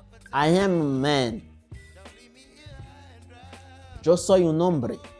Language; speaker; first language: Spanish; non-native, local second language; Haitian Creole